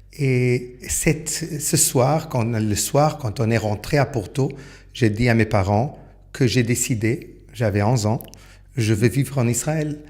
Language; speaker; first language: French; non-native, fluent; Portuguese